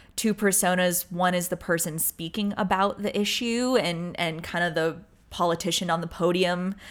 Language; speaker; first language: English; native; English